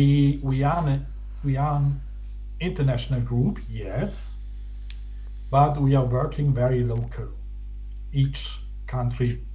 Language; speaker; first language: English; non-native, fluent; German